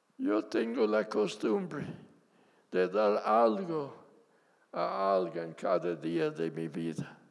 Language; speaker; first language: Spanish; non-native, fluent; English